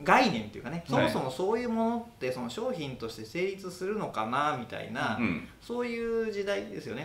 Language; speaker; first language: Japanese; native; Japanese